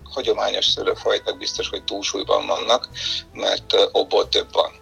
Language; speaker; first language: Hungarian; non-native, fluent; Bulgarian